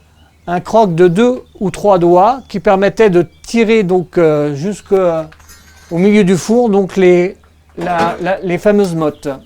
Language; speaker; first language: French; native; French